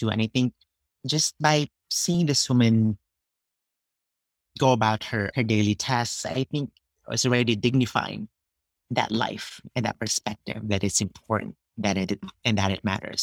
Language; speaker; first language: English; non-native, local second language; Cebuano